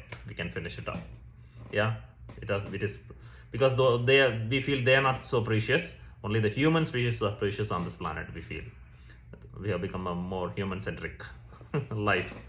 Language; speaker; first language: English; non-native, local second language; Tamil